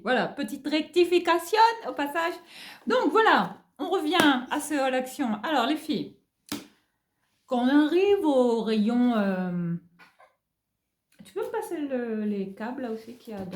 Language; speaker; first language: French; native; French